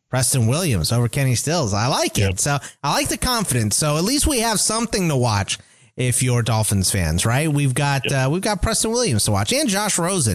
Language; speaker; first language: English; native; English